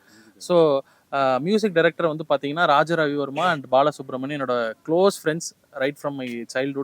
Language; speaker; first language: Tamil; native; Tamil